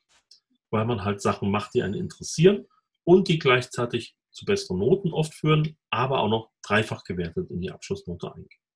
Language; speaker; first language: German; native; German